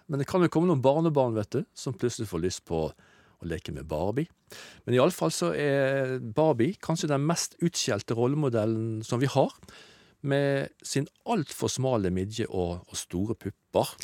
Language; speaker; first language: Norwegian; native; Norwegian